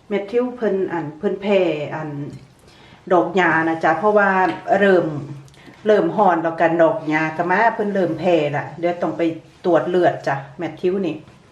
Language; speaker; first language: Thai; native; Thai